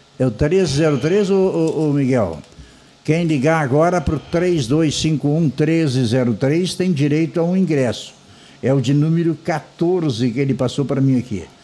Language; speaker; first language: Portuguese; native; Portuguese